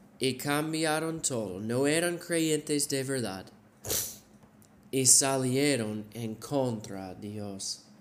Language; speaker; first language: Spanish; non-native, fluent; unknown